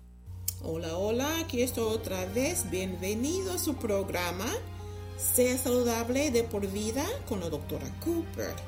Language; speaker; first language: Spanish; non-native, fluent; English